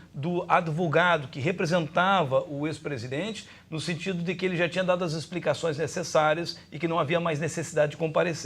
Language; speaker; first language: Portuguese; native; Portuguese